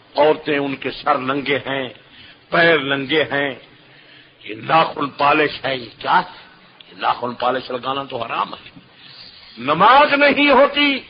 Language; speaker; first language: Urdu; non-native, local second language; Saraiki